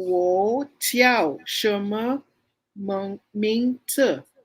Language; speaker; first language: Chinese; non-native, learner; Filipino